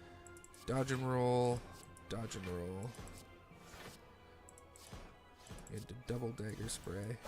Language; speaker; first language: English; native; English